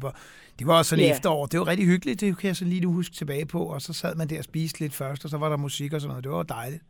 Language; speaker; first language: Danish; native; Danish